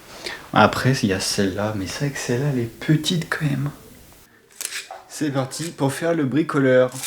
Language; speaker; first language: French; native; French